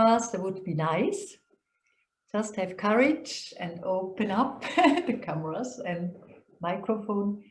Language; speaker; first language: English; non-native, fluent; German